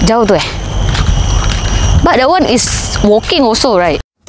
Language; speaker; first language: English; non-native, learner; Indonesian